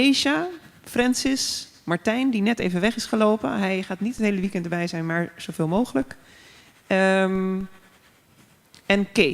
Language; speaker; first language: Dutch; native; Dutch